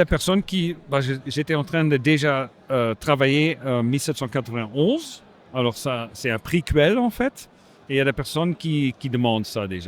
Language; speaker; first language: French; non-native, local second language; Dutch